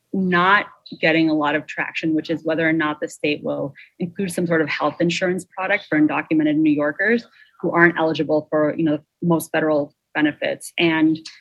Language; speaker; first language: English; native; English